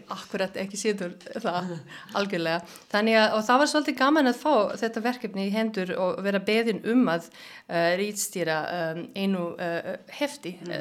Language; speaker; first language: Icelandic; non-native, fluent; Serbian